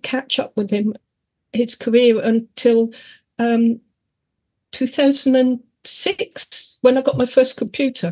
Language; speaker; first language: English; native; English